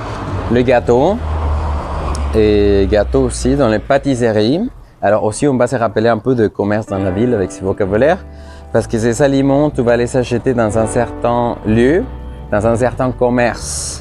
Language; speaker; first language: French; non-native, fluent; Spanish